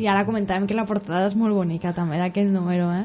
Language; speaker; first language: Catalan; native; Catalan